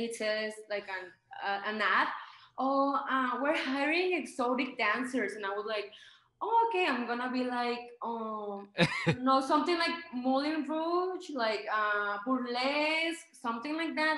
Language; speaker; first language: English; non-native, fluent; Spanish